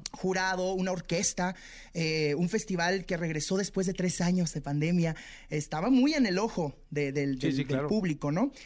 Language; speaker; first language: Spanish; native; Spanish